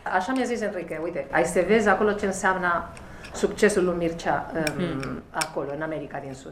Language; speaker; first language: Romanian; non-native, fluent; Spanish